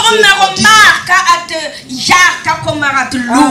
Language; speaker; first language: Swedish; non-native, fluent; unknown